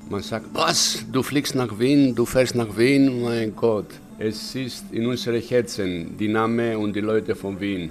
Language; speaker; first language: German; non-native, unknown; Greek